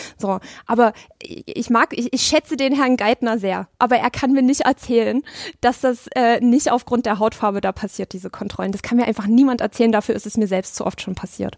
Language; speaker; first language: German; native; German